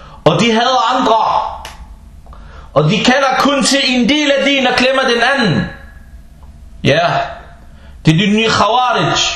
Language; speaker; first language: Danish; non-native, fluent; Arabic